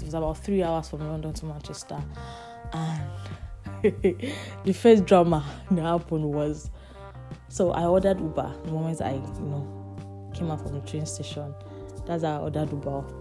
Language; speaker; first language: English; non-native, local second language; Yoruba